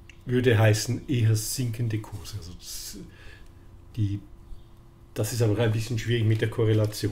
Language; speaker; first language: German; native; German